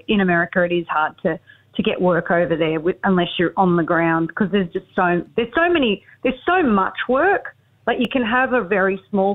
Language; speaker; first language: English; native; English